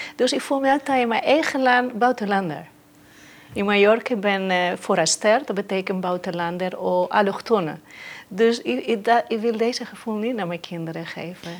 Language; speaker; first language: Dutch; non-native, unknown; Spanish